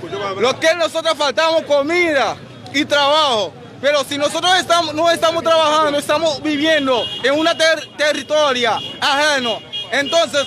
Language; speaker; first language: Spanish; non-native, fluent; Haitian Creole